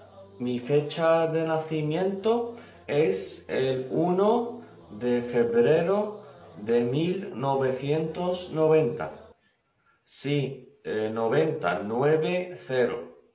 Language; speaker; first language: Spanish; non-native, fluent; Arabic